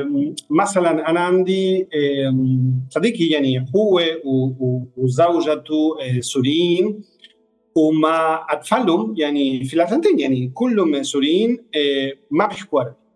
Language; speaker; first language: Arabic; non-native, fluent; Spanish